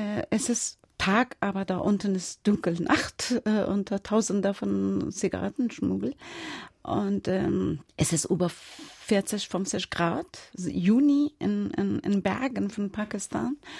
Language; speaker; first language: German; non-native, fluent; Persian